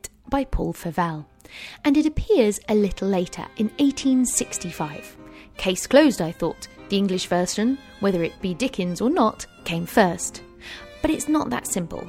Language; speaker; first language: English; native; English